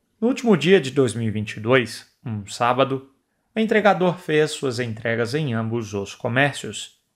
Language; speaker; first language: Portuguese; native; Portuguese